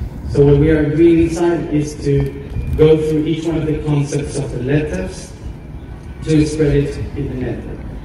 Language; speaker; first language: English; non-native, fluent; Spanish